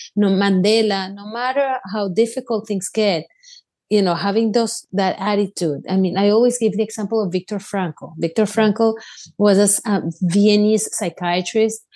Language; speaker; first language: English; non-native, fluent; Spanish